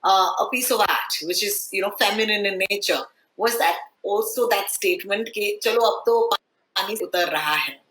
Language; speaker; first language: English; non-native, local second language; Hindi